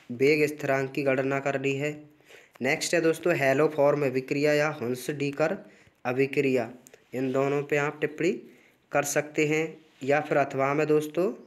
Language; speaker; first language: Hindi; native; Hindi